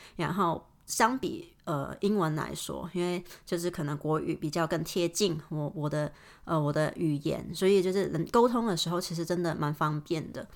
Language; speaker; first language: Chinese; non-native, local second language; Cantonese